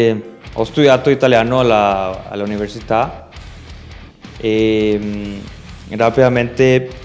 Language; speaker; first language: Italian; non-native, learner; Spanish